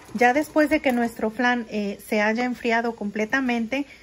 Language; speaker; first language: Spanish; native; Spanish